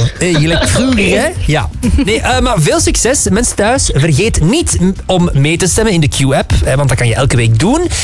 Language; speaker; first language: Dutch; native; Dutch